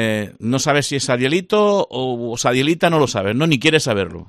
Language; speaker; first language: Spanish; native; Spanish